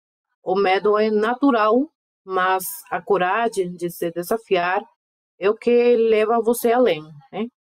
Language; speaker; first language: Portuguese; non-native, fluent; Spanish